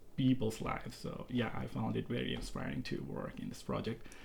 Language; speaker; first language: English; non-native, local second language; Bangla